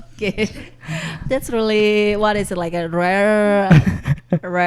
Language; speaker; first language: English; non-native, learner; Indonesian